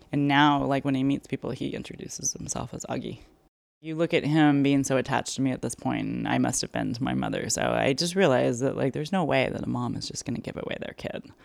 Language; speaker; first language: English; early bilingual, other home language; Korean